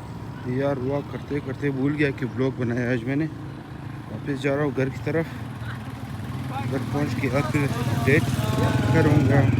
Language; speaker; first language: Hindi; non-native, local second language; Persian